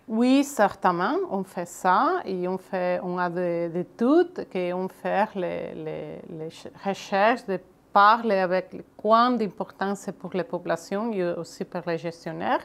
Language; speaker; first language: French; non-native, fluent; Catalan